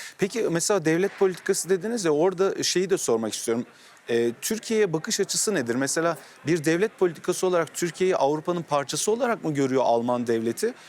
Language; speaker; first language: Turkish; native; Turkish